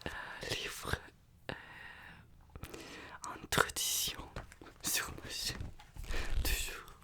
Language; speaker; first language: French; non-native, learner; Russian